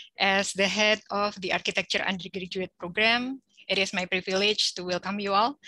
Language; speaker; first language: English; non-native, fluent; Indonesian